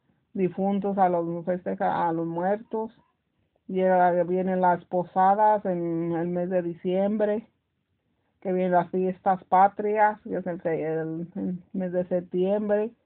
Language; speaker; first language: Spanish; native; Spanish